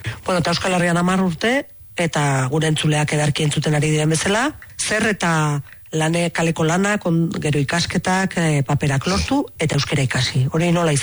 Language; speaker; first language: Basque; native; Basque